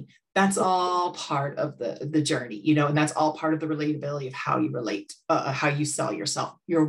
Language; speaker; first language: English; native; English